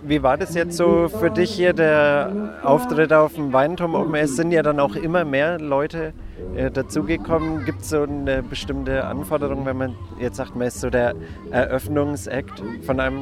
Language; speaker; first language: German; native; German